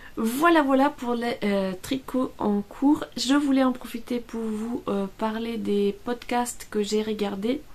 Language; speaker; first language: French; non-native, fluent; Italian